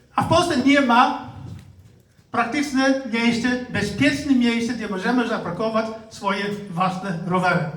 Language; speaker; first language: Polish; non-native, fluent; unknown